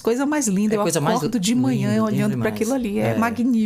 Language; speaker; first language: Portuguese; native; Portuguese